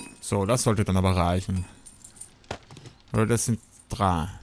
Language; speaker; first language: German; native; German